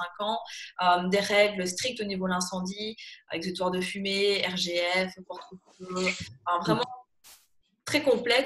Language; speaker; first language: French; native; French